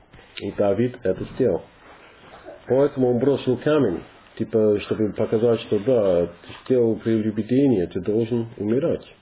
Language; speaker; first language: Russian; non-native, learner; English